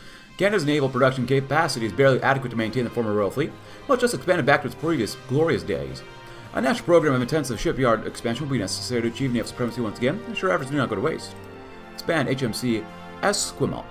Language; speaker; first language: English; native; English